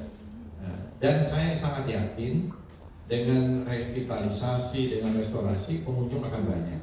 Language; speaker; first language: Indonesian; native; Indonesian